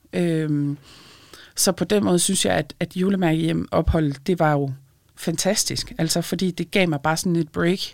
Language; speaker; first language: Danish; early bilingual, other home language; Lithuanian